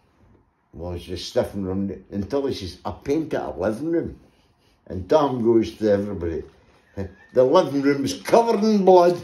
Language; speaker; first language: English; native; English